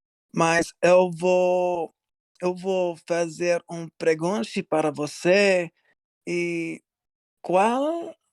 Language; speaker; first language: Portuguese; non-native, learner; English